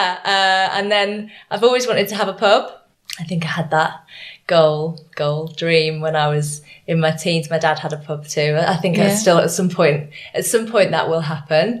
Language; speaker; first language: English; native; English